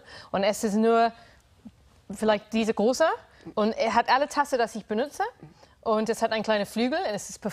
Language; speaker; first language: German; non-native, fluent; English